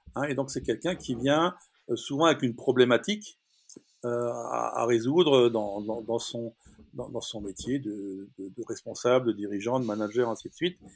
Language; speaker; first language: French; native; French